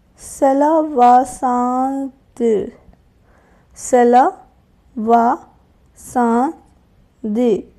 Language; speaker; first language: French; non-native, learner; Hindi